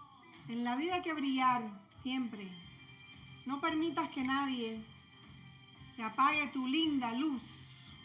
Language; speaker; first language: Spanish; early bilingual, heritage; Spanish